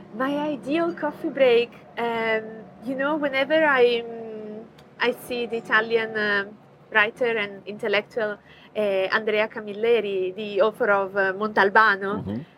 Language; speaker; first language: English; non-native, fluent; Italian